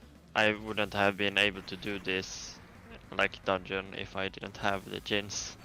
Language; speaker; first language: English; non-native, fluent; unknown